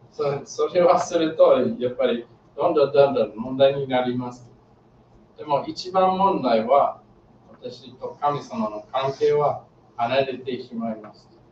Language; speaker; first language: Japanese; non-native, learner; English